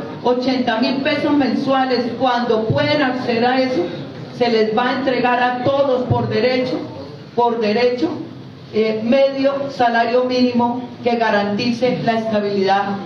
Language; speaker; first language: Spanish; native; Spanish